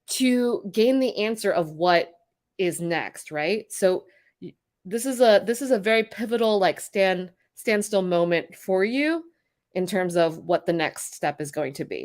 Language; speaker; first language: English; native; English